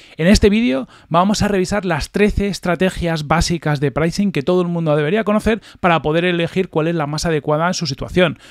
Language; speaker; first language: Spanish; native; Spanish